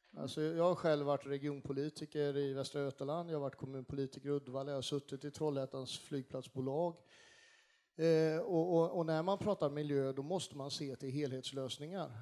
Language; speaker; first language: Swedish; native; Swedish